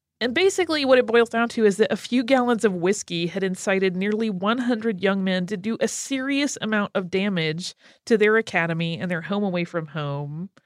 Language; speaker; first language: English; native; English